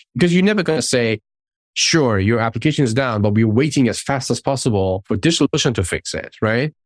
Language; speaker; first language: English; non-native, fluent; Persian